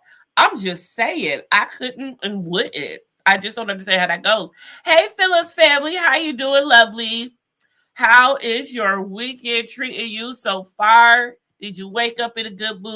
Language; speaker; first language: English; native; English